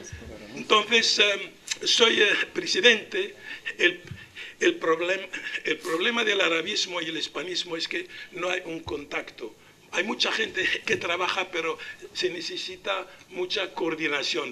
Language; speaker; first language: Spanish; non-native, local second language; Arabic